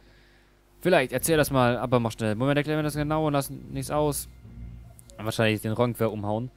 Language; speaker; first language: German; native; German